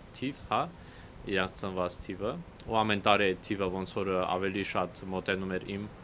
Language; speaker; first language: Armenian; early bilingual, heritage; Russian